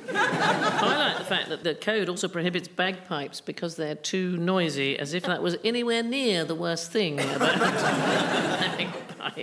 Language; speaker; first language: English; native; English